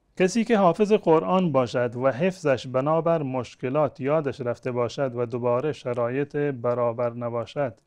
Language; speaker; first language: Persian; non-native, local second language; Baluchi